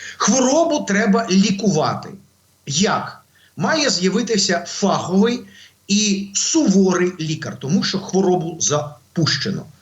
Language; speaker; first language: Ukrainian; non-native, local second language; Russian